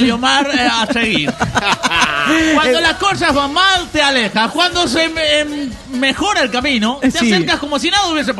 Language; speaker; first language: Spanish; native; Spanish